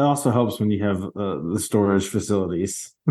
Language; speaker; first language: English; native; English